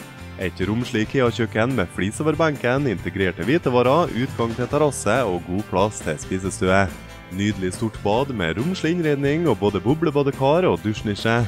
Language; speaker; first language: Norwegian; native; Norwegian